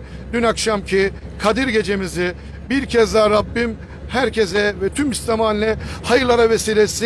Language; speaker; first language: Turkish; native; Turkish